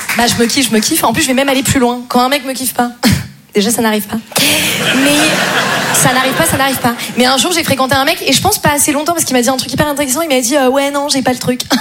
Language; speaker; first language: French; native; French